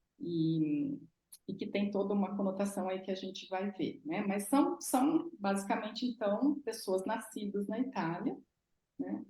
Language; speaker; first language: Portuguese; native; Portuguese